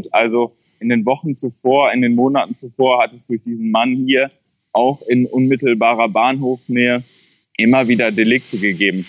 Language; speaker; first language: German; native; German